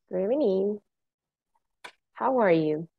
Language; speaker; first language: English; non-native, fluent; Spanish